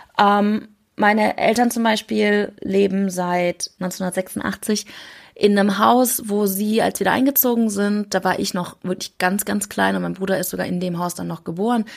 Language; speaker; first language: German; early bilingual, other home language; Korean